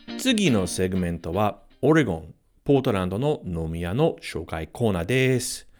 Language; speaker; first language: Japanese; non-native, fluent; English